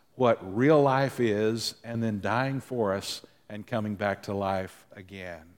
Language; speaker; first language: English; native; English